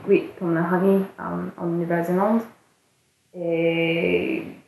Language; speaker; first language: French; non-native, learner; English